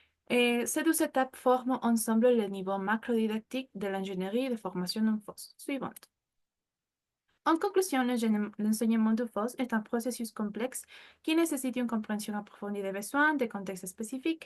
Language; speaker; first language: French; non-native, fluent; Spanish